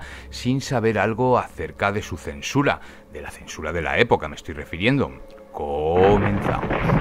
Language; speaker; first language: Spanish; native; Spanish